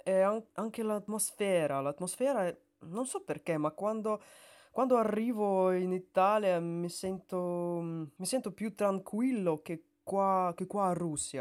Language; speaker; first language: Italian; non-native, learner; Russian